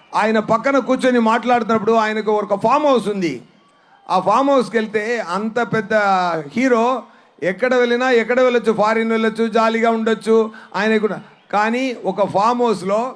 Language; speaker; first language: Telugu; non-native, learner; Tamil